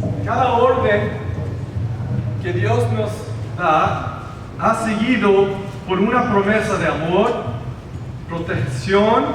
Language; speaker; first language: Spanish; early bilingual, heritage; Spanish